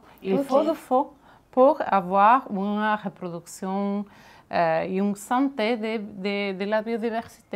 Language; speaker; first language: French; non-native, fluent; Catalan